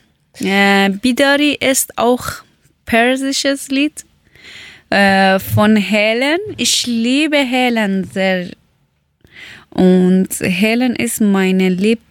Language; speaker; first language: German; non-native, learner; Persian